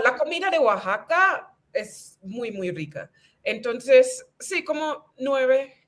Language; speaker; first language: Spanish; non-native, fluent; English